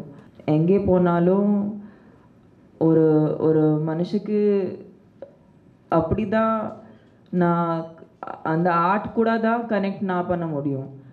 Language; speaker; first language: Tamil; non-native, fluent; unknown